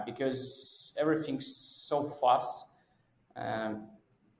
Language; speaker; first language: English; non-native, fluent; Russian